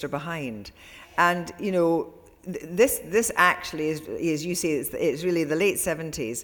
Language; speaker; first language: English; native; English